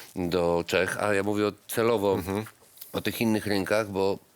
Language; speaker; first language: Polish; native; Polish